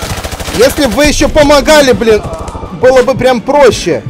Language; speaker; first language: Russian; native; Russian